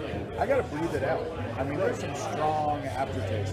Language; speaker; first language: English; native; English